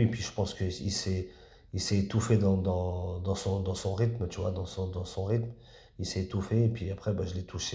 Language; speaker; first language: French; native; French